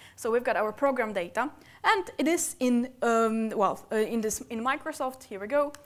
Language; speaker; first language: English; non-native, fluent; Polish